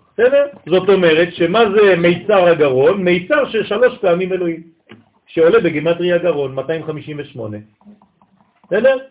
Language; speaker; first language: Hebrew; non-native, fluent; French